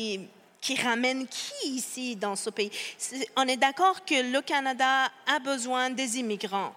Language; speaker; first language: French; non-native, fluent; Persian